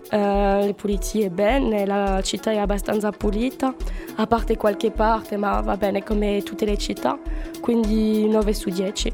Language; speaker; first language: Italian; non-native, learner; French